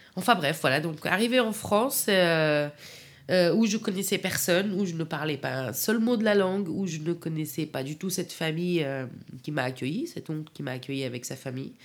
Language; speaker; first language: French; non-native, fluent; Persian